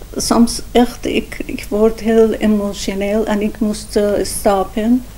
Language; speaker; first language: Dutch; non-native, learner; Persian